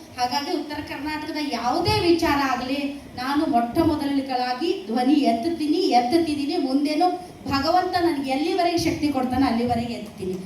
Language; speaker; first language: Kannada; native; Kannada